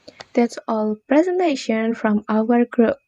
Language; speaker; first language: English; non-native, learner; Indonesian